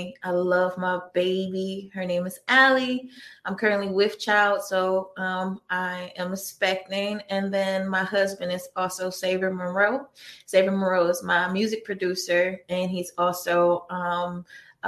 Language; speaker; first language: English; native; English